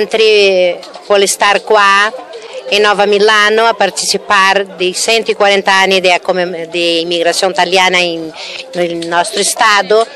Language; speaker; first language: Italian; early bilingual, heritage; Italian